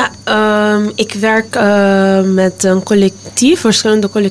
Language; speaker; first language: Dutch; non-native, local second language; Papiamento